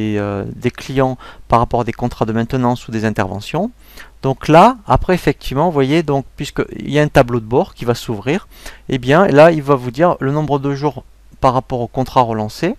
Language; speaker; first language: French; native; French